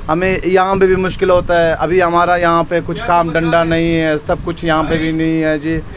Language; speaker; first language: Hindi; non-native, fluent; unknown